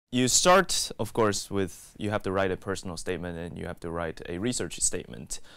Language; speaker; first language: English; native; English